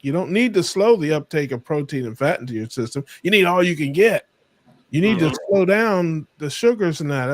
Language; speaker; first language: English; native; English